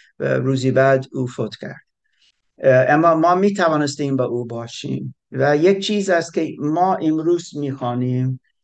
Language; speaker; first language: Persian; non-native, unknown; English